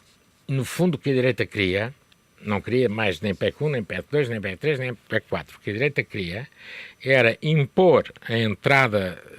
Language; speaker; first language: Portuguese; native; Portuguese